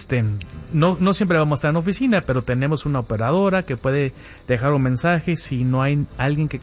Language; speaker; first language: Spanish; early bilingual, heritage; Spanish